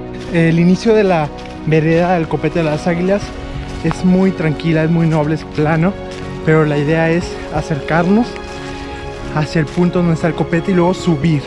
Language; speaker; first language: Spanish; native; Spanish